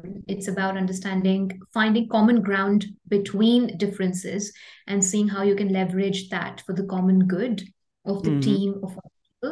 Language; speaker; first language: English; non-native, local second language; Hindi